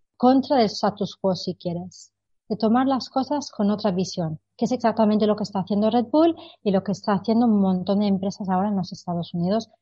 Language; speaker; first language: Spanish; non-native, fluent; English